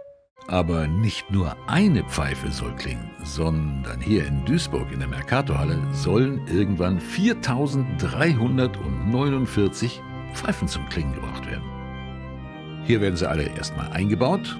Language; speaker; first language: German; native; German